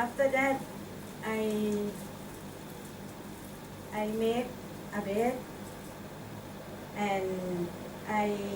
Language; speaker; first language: English; non-native, learner; Thai